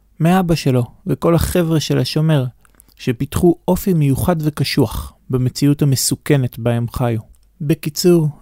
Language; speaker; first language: Hebrew; native; Hebrew